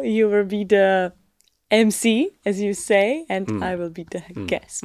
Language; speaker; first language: English; non-native, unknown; Czech